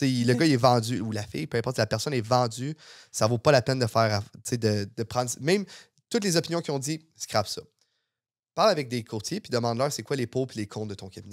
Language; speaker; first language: French; native; French